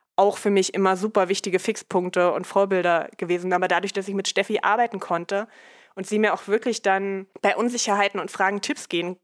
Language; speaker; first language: German; native; German